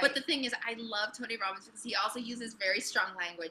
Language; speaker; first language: English; early bilingual, other home language; Spanish